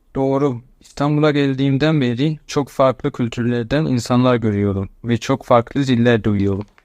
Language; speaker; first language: Turkish; non-native, fluent; Persian